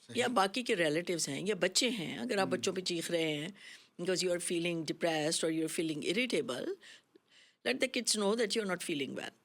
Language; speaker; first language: Urdu; native; Urdu